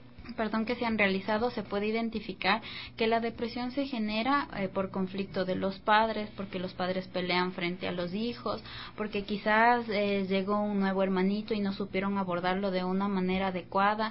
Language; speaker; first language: Spanish; native; Spanish